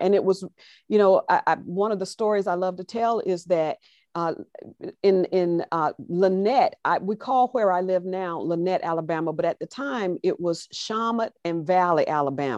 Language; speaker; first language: English; native; English